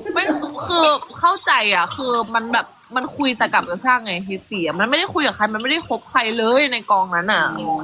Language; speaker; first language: Thai; native; Thai